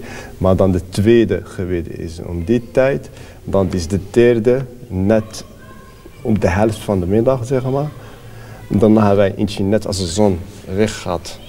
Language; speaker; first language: Dutch; non-native, fluent; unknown